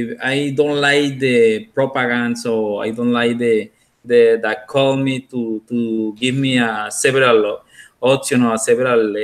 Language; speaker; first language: English; non-native, learner; Spanish